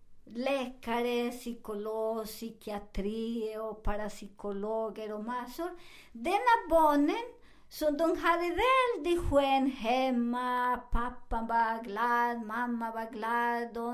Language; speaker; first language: Swedish; non-native, learner; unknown